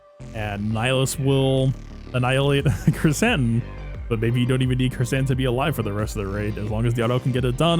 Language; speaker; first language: English; native; English